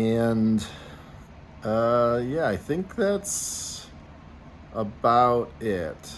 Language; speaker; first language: English; native; English